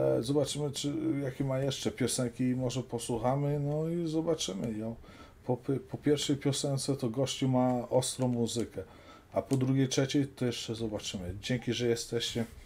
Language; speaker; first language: Polish; early bilingual, heritage; Polish